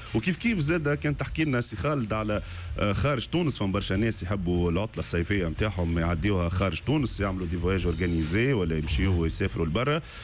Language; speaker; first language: Arabic; native; Arabic